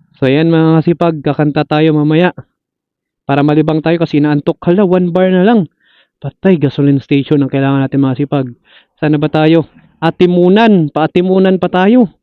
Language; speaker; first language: Filipino; non-native, local second language; Cebuano